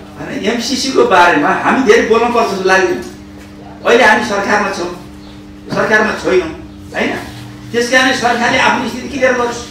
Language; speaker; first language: Nepali; native; Nepali